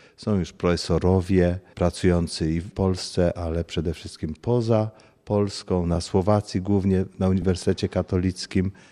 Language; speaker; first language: Polish; native; Polish